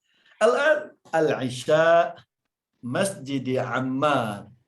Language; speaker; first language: Arabic; non-native, fluent; Indonesian